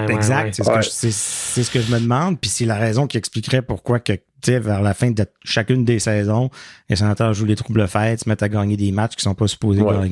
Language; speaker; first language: French; native; French